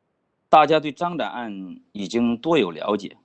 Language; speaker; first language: Chinese; native; Chinese